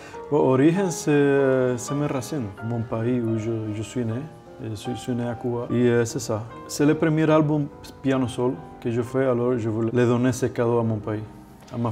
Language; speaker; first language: French; non-native, fluent; Spanish